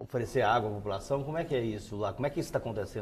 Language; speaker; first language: Portuguese; native; Portuguese